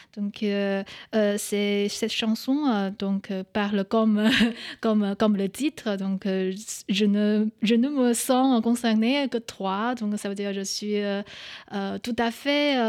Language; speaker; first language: French; non-native, fluent; Chinese